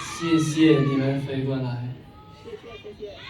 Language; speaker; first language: Chinese; non-native, learner; Thai